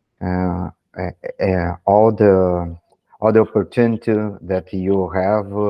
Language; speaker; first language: English; non-native, learner; Portuguese